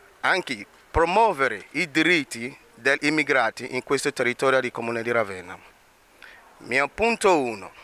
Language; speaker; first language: Italian; non-native, learner; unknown